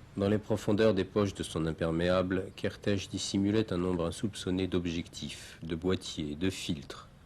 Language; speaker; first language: French; native; French